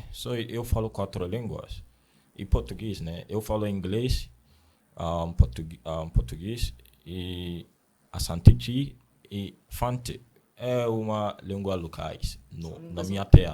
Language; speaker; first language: Portuguese; non-native, learner; Akan